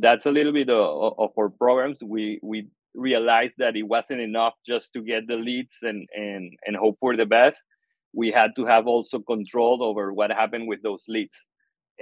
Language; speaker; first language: English; non-native, fluent; Spanish